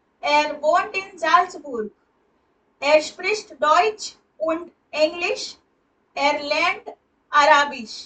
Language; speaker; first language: German; non-native, fluent; Hindi